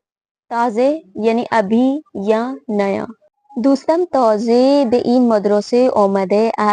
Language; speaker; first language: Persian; non-native, fluent; Urdu